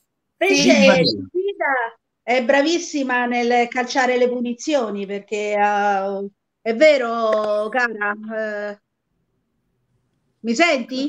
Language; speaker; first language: Italian; native; Italian